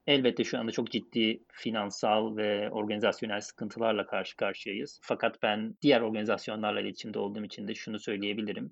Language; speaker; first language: Turkish; native; Turkish